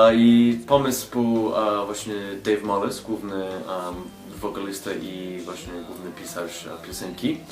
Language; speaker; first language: Polish; non-native, learner; English